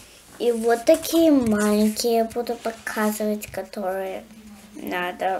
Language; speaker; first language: Russian; early bilingual, heritage; Russian